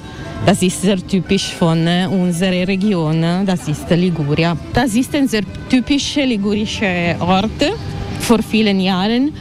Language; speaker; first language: German; non-native, learner; Italian